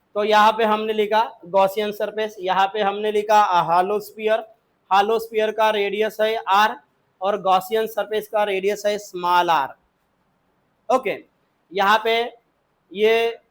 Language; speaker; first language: Hindi; non-native, local second language; Marathi